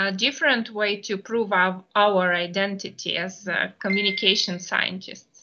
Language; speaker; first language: English; non-native, fluent; Lithuanian